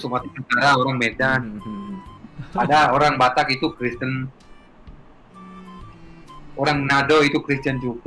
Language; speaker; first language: Indonesian; non-native, fluent; Hebrew